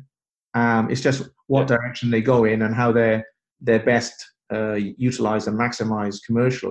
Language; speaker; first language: English; native; English